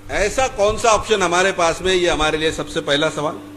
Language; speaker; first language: Hindi; non-native, local second language; Marathi